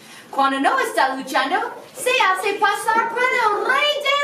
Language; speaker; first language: Spanish; non-native, fluent; English